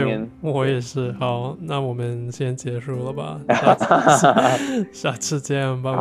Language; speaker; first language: Chinese; non-native, learner; English